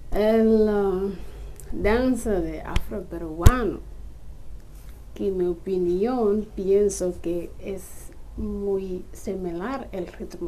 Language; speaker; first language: Spanish; non-native, learner; Somali